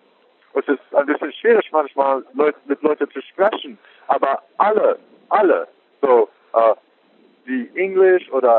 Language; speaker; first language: German; non-native, fluent; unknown